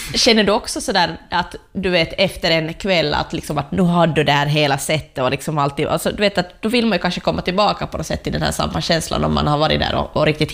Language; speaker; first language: Swedish; native; Swedish